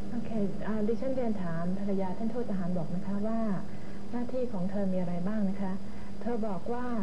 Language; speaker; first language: Thai; native; Thai